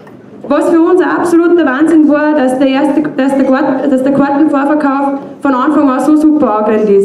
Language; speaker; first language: German; native; German